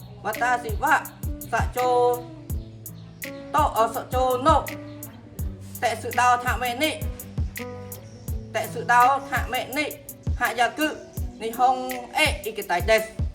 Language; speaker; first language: Japanese; non-native, learner; Khmer